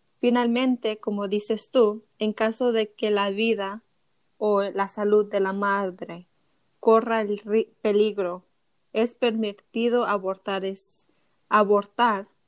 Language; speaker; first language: Spanish; early bilingual, heritage; Spanish